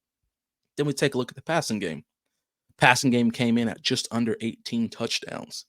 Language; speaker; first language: English; native; English